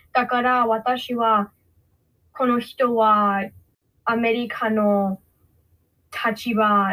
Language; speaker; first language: Japanese; non-native, learner; English